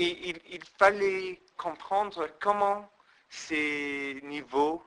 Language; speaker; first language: French; non-native, fluent; English